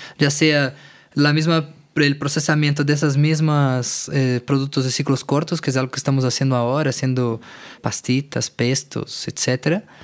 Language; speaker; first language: Spanish; non-native, fluent; Portuguese